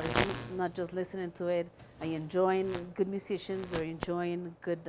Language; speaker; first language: English; non-native, fluent; Spanish